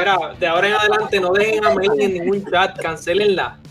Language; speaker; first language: Spanish; native; Spanish